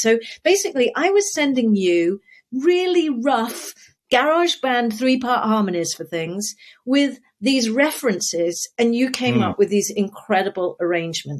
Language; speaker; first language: English; native; English